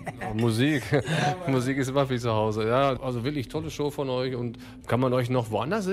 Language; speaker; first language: German; native; German